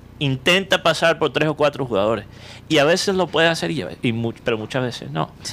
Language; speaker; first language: Spanish; native; Spanish